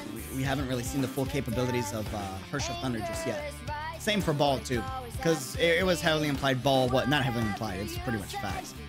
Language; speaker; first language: English; native; English